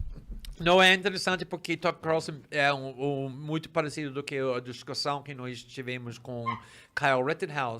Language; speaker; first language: Portuguese; non-native, fluent; English